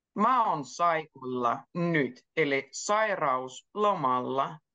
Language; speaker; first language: Finnish; native; Finnish